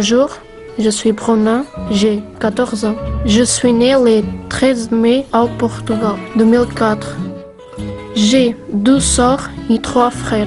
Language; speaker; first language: French; non-native, learner; Portuguese